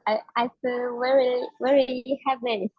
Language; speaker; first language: English; non-native, learner; Vietnamese